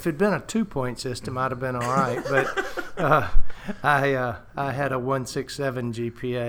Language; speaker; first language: English; native; English